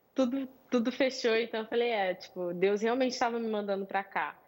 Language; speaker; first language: Portuguese; native; Portuguese